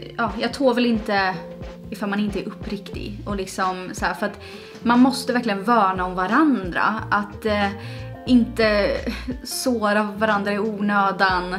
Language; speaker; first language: Swedish; native; Swedish